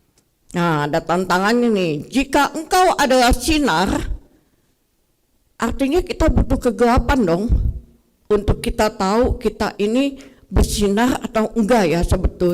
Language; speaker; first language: Indonesian; native; Indonesian